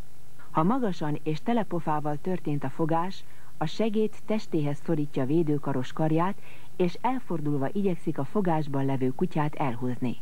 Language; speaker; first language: Hungarian; native; Hungarian